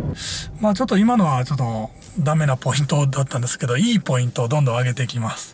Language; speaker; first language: Japanese; native; Japanese